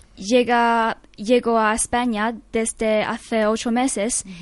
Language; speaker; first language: Spanish; non-native, fluent; Chinese